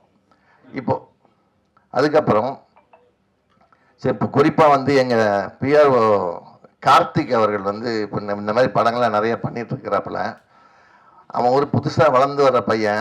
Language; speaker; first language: Tamil; native; Tamil